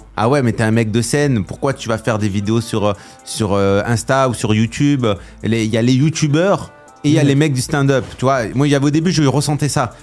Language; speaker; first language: French; native; French